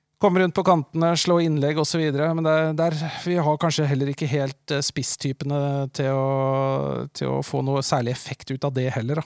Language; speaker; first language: Norwegian; native; Norwegian